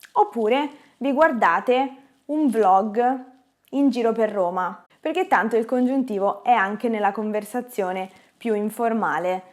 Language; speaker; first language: Italian; native; Italian